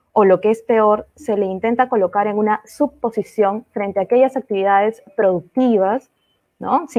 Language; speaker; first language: Spanish; native; Spanish